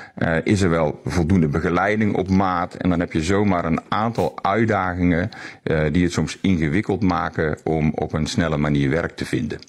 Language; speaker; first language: Dutch; native; Dutch